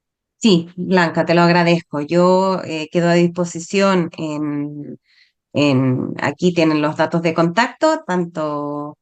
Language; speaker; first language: Spanish; native; Spanish